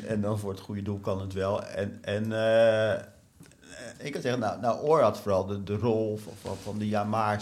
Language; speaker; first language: Dutch; native; Dutch